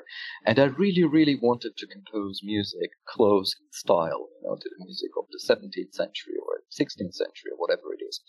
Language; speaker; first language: English; non-native, fluent; Russian